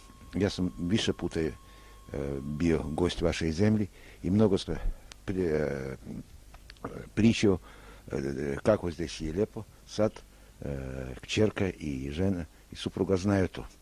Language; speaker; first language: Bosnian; non-native, learner; Russian